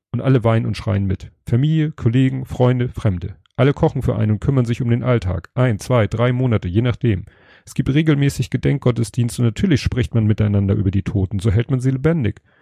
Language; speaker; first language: German; native; German